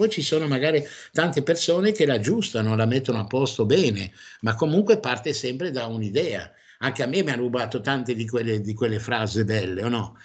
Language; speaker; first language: Italian; non-native, fluent; French